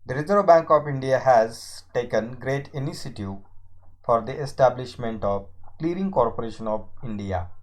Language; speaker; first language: English; non-native, local second language; Marathi